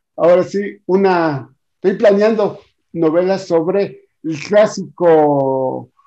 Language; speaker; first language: Spanish; native; Spanish